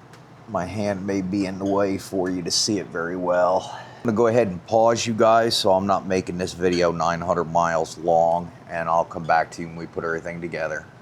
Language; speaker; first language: English; native; English